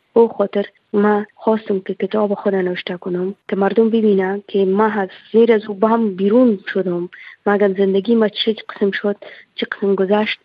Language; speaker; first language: Persian; native; Persian